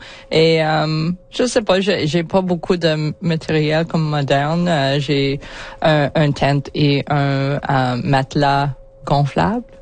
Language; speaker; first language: French; non-native, learner; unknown